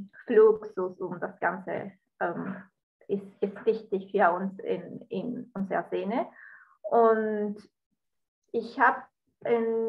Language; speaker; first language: German; non-native, fluent; Spanish